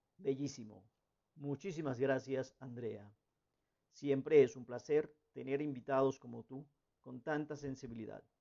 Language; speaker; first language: Spanish; native; Spanish